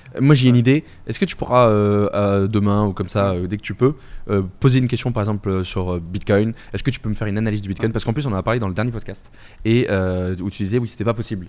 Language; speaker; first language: French; native; French